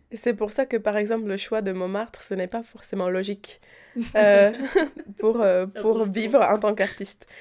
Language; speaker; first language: French; non-native, fluent; Czech